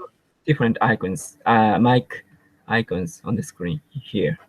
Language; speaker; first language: English; non-native, learner; Japanese